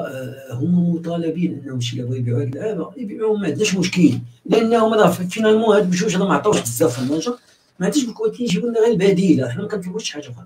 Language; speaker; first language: Arabic; native; Arabic